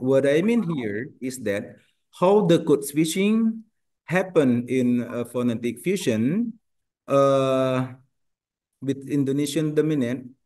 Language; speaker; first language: English; non-native, learner; Indonesian